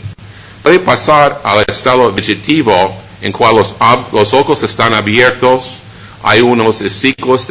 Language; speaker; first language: Spanish; non-native, fluent; English